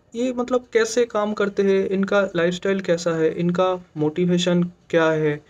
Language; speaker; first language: Hindi; non-native, local second language; Bangla